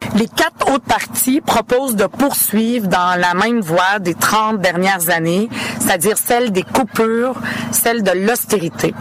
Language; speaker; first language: French; native; French